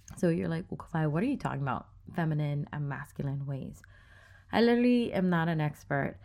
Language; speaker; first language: English; native; English